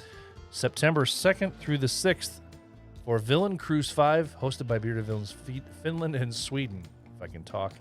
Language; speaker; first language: English; native; English